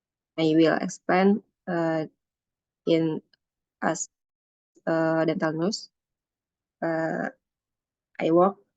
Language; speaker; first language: English; non-native, learner; Indonesian